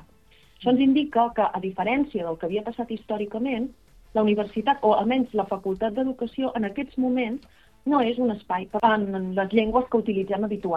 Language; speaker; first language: Catalan; native; Catalan